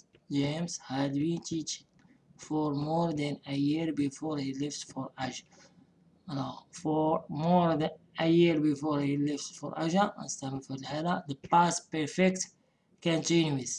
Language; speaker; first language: English; non-native, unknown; Arabic